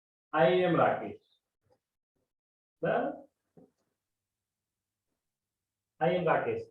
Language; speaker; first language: English; non-native, learner; Gujarati